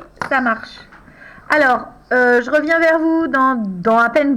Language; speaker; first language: French; native; French